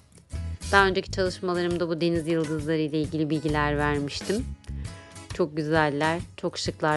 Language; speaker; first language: Turkish; native; Turkish